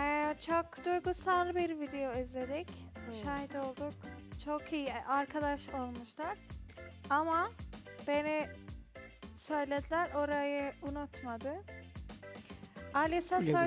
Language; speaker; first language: Turkish; non-native, learner; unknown